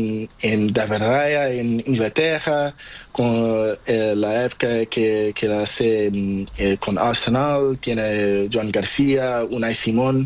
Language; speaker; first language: Spanish; non-native, learner; Portuguese